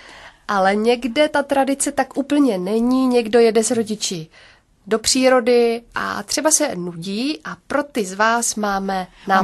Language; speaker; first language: Czech; native; Czech